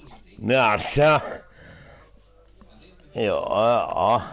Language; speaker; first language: Swedish; non-native, local second language; Finnish